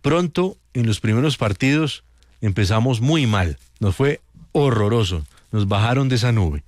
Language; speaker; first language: Spanish; native; Spanish